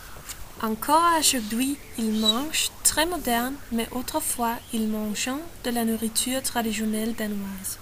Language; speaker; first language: French; non-native, learner; Danish